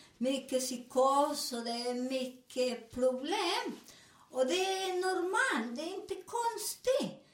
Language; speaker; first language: Swedish; non-native, learner; Spanish